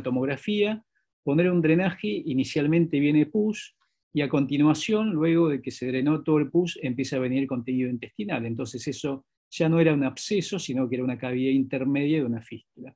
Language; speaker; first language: Spanish; native; Spanish